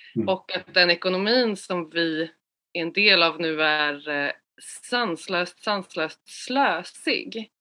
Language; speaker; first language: Swedish; native; Swedish